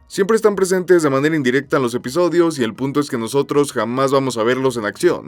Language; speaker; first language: Spanish; native; Spanish